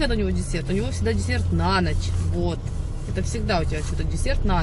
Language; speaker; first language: Russian; native; Russian